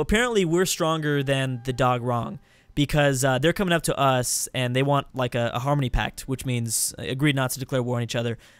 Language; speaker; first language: English; native; English